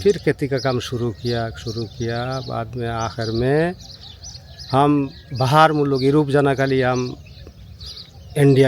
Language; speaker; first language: Hindi; non-native, learner; Bangla